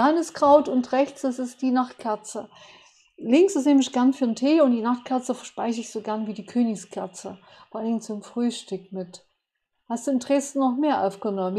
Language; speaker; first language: German; native; German